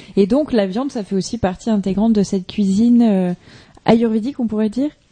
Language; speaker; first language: French; native; French